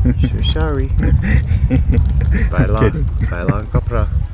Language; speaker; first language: Portuguese; non-native, learner; English